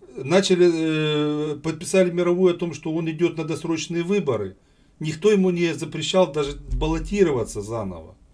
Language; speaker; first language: Russian; native; Russian